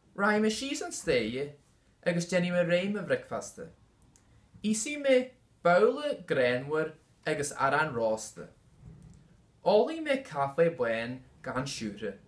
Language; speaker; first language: Irish; non-native, local second language; English